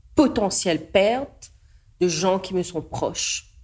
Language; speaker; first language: French; non-native, local second language; Morisyen